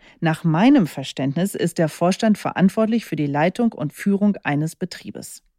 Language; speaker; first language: German; native; German